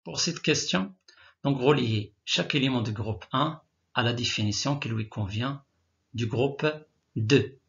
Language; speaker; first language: French; non-native, local second language; Arabic